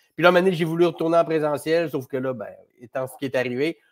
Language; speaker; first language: French; native; French